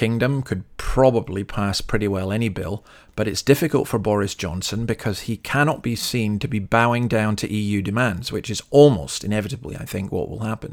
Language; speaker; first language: English; native; English